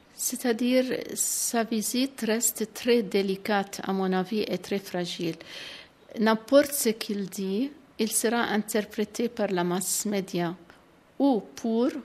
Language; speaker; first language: French; non-native, fluent; Arabic